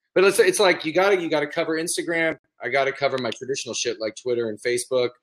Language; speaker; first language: English; native; English